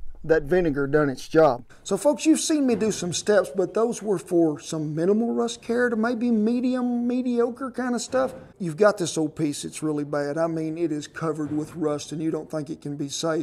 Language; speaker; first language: English; native; English